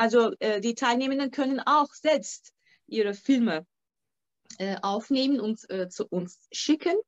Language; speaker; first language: German; non-native, fluent; Turkish